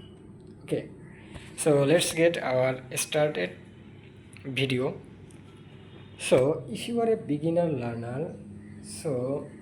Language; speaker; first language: English; non-native, learner; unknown